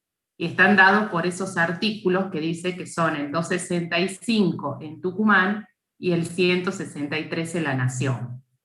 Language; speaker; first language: Spanish; native; Spanish